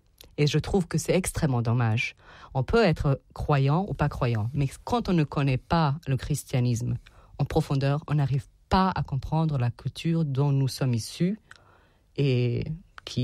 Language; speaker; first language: French; non-native, fluent; Serbian